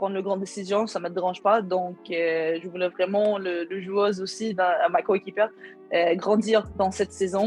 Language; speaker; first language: French; non-native, learner; Swedish